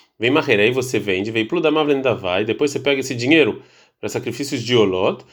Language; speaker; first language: Portuguese; early bilingual, heritage; Portuguese